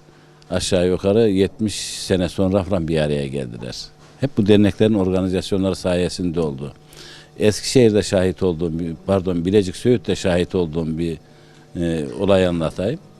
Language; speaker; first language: Turkish; native; Turkish